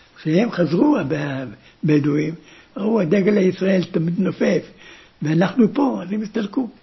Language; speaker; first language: Hebrew; early bilingual, other home language; German